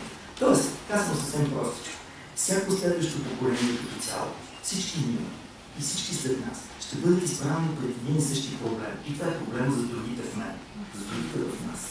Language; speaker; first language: Bulgarian; native; Bulgarian